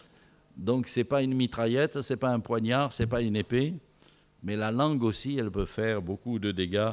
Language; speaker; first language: French; native; French